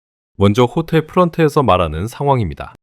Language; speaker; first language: Korean; native; Korean